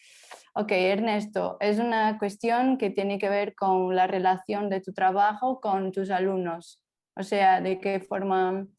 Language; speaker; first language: Spanish; non-native, fluent; Portuguese